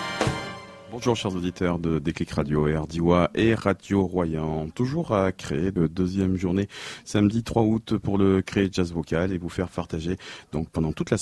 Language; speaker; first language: French; native; French